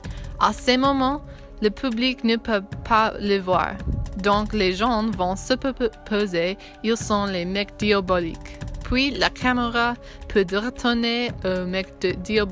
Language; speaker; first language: French; non-native, learner; English